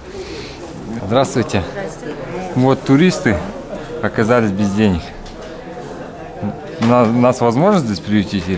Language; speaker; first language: Russian; non-native, local second language; Kazakh